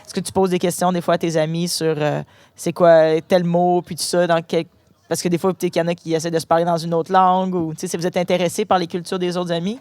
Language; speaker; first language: French; native; French